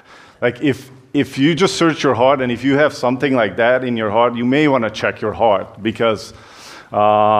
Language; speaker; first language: English; non-native, fluent; Hungarian